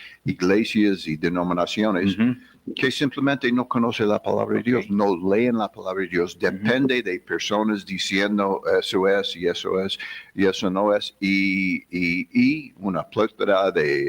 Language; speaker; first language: Spanish; non-native, fluent; English